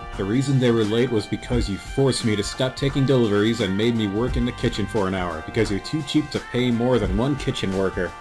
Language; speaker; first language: English; native; English